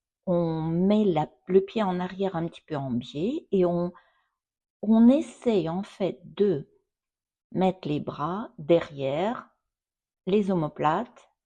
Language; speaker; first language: French; non-native, fluent; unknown